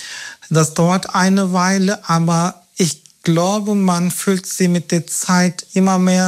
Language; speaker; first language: German; non-native, fluent; Turkish